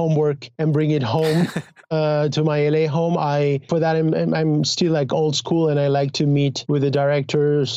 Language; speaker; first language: English; non-native, fluent; Spanish